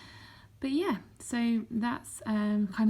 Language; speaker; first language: English; native; English